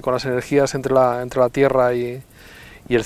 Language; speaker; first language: Spanish; native; Spanish